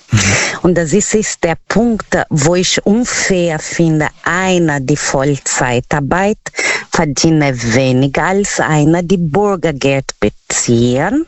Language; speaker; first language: German; non-native, learner; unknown